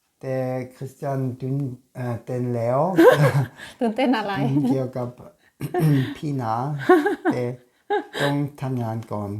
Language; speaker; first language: Thai; non-native, learner; German